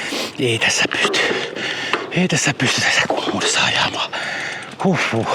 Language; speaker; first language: Finnish; native; Finnish